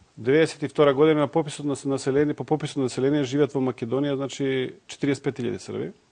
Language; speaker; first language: Macedonian; non-native, local second language; Serbian